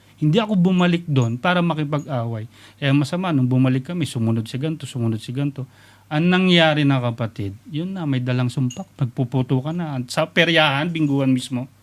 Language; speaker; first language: Filipino; native; Filipino